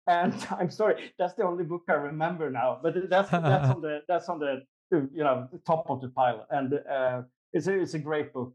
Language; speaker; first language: English; non-native, fluent; Swedish